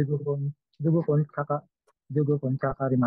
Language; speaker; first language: Japanese; non-native, learner; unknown